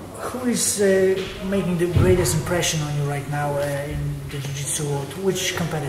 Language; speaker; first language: English; non-native, fluent; Polish